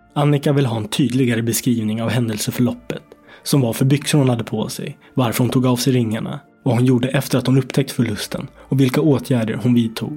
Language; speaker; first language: Swedish; native; Swedish